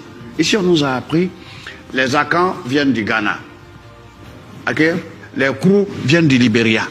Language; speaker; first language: French; non-native, local second language; Dyula